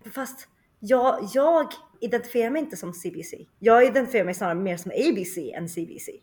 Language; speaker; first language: Swedish; early bilingual, other home language; Chinese